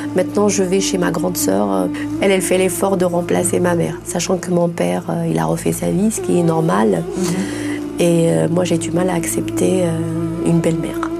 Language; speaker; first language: French; non-native, local second language; Arabic